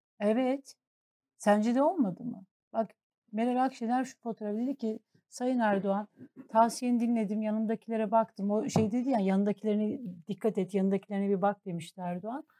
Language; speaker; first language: Turkish; native; Turkish